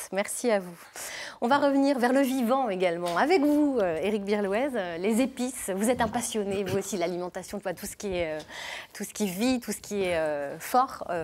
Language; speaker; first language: French; native; French